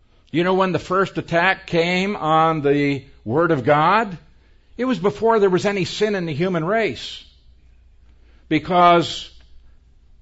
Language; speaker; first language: English; native; English